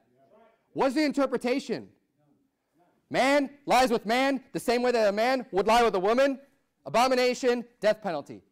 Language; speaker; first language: English; native; English